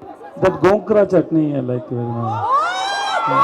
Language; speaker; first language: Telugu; non-native, learner; Tamil